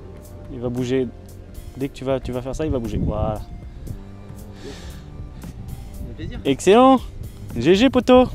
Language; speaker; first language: French; native; French